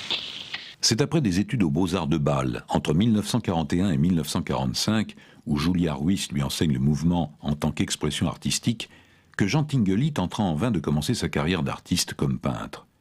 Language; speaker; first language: French; native; French